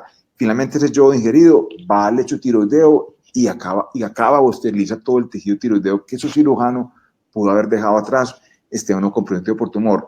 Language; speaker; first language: Spanish; native; Spanish